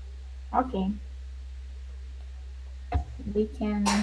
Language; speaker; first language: English; non-native, learner; Russian